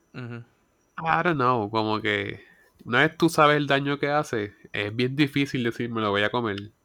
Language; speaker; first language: Spanish; native; Spanish